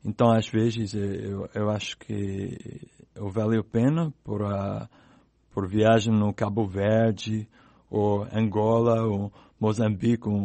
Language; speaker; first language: Portuguese; non-native, learner; English